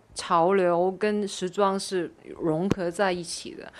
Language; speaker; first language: Chinese; non-native, fluent; Cantonese